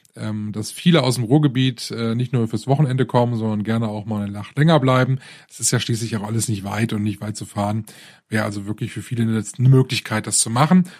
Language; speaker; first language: German; native; German